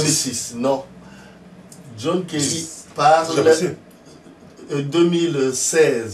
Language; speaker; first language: French; non-native, local second language; Lingala